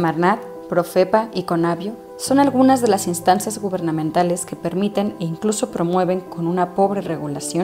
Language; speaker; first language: Spanish; native; Spanish